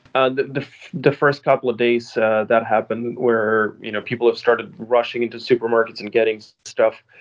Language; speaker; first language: English; non-native, fluent; Ukrainian